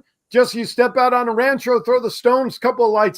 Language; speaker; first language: English; native; English